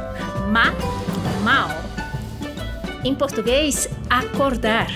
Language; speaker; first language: Portuguese; non-native, fluent; Spanish